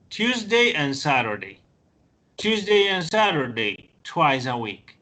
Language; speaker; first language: English; non-native, fluent; Spanish